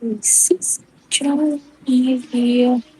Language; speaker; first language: English; non-native, learner; Vietnamese